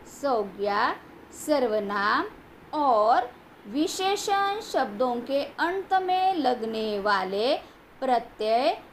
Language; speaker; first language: Hindi; non-native, local second language; Marathi